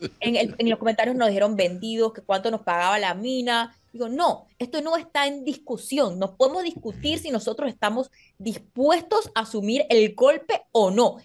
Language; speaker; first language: Spanish; native; Spanish